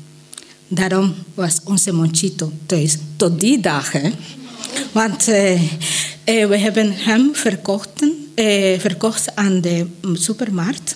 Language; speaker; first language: Dutch; non-native, learner; Spanish